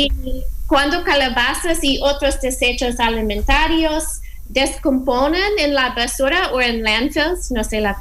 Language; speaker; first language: Spanish; non-native, fluent; English